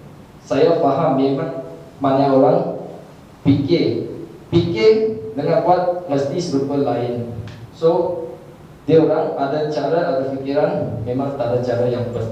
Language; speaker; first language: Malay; non-native, local second language; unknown